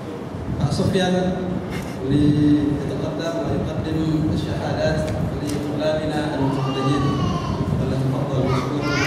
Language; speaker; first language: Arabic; non-native, fluent; Indonesian